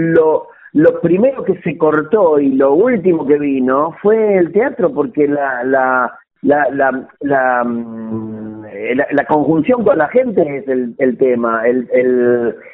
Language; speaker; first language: Spanish; native; Spanish